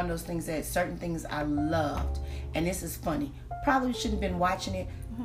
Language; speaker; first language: English; native; English